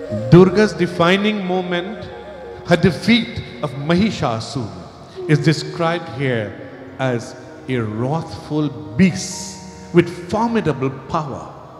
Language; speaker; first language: English; native; English